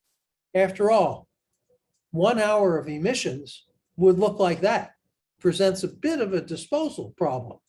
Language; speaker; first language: English; native; English